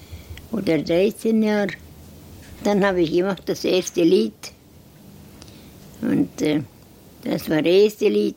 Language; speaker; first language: German; non-native, learner; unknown